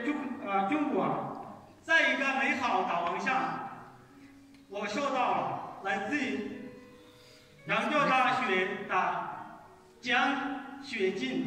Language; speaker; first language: Chinese; non-native, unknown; Arabic